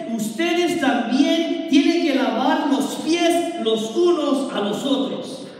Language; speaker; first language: Spanish; early bilingual, heritage; Spanish